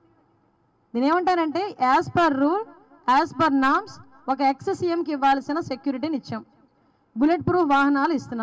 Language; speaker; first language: Telugu; native; Telugu